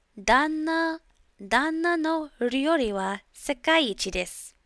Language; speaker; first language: Japanese; non-native, learner; English